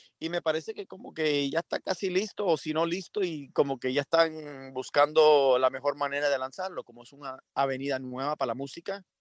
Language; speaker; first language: Spanish; early bilingual, heritage; Spanish